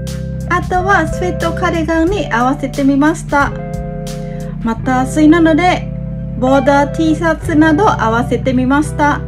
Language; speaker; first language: Japanese; non-native, fluent; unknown